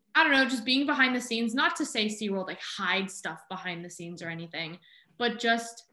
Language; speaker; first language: English; native; English